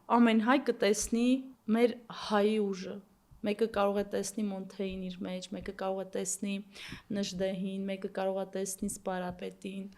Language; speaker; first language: Armenian; early bilingual, heritage; Armenian